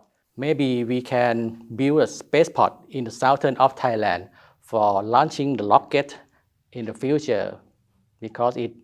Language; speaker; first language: English; non-native, learner; Thai